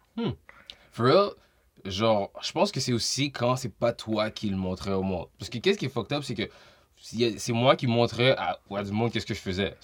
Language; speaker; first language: French; native; French